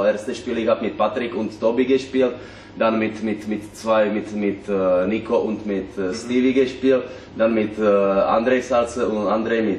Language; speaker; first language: German; non-native, learner; Czech